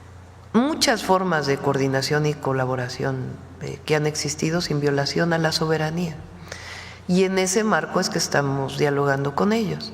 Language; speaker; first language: Spanish; native; Spanish